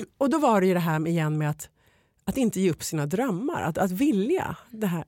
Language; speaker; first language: Swedish; native; Swedish